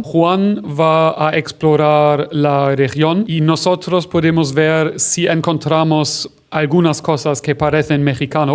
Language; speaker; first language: Spanish; non-native, fluent; German